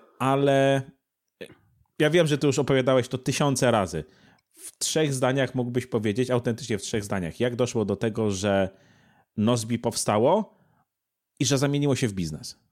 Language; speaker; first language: Polish; native; Polish